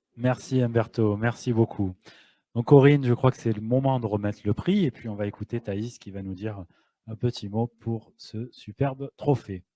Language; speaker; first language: French; native; French